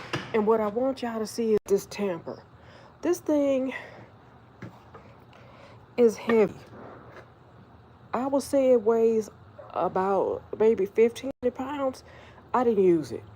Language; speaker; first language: English; native; English